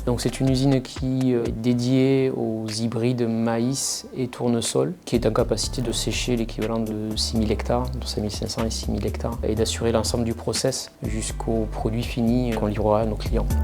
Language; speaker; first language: French; native; French